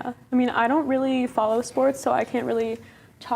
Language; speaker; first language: English; native; English